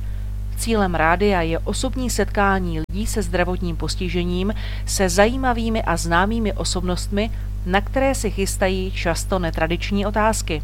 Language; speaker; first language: Czech; native; Czech